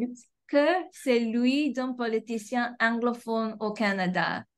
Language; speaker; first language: French; non-native, fluent; English